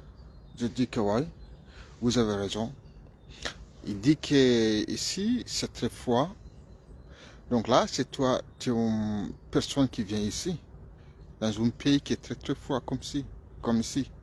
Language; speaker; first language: French; non-native, fluent; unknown